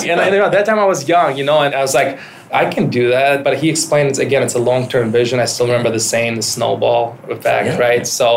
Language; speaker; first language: English; non-native, fluent; Ukrainian